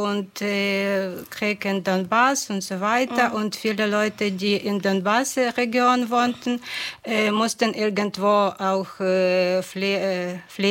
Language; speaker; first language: German; non-native, fluent; Ukrainian